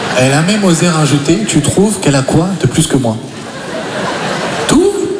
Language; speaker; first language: French; native; French